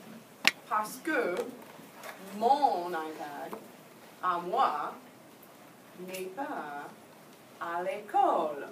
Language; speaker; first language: French; non-native, fluent; English